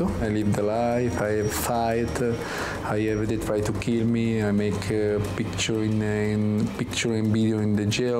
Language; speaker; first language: English; non-native, learner; Italian